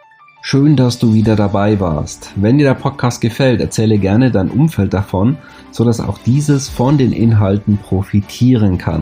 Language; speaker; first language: German; native; German